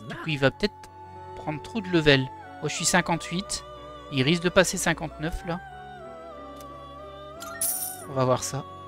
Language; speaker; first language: French; native; French